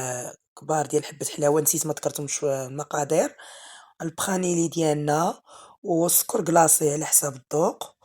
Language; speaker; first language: Arabic; native; Arabic